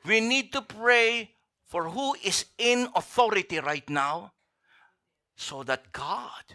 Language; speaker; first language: English; non-native, local second language; Filipino